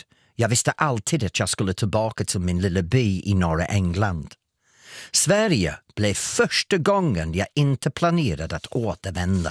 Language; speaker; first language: Swedish; non-native, fluent; English